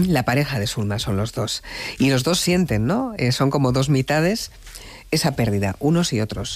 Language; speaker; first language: Spanish; native; Spanish